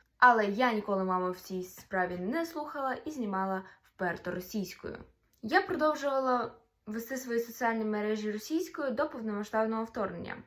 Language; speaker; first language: Ukrainian; non-native, local second language; Russian